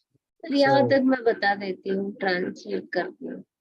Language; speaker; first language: Hindi; non-native, local second language; Telugu